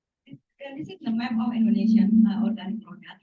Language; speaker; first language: English; non-native, learner; Indonesian